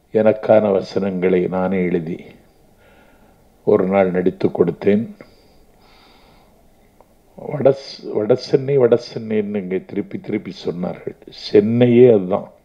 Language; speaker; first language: Tamil; native; Tamil